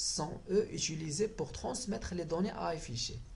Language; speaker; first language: French; non-native, local second language; Arabic